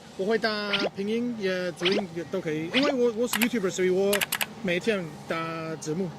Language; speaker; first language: Chinese; non-native, learner; English